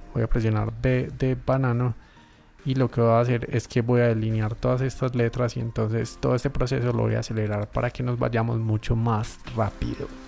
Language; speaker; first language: Spanish; native; Spanish